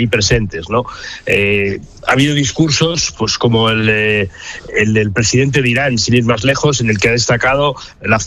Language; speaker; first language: Spanish; native; Spanish